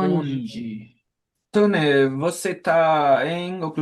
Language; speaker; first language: Portuguese; non-native, learner; English